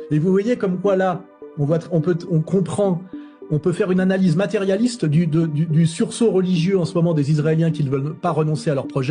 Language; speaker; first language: French; native; French